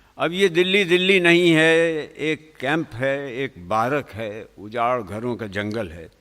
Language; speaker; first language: Urdu; native; Urdu